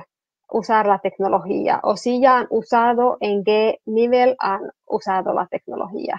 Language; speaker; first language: Spanish; non-native, fluent; Finnish